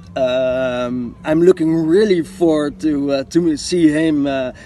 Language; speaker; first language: English; non-native, fluent; Dutch